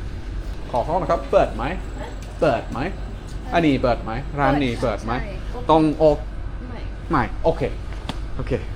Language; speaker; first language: Thai; non-native, learner; English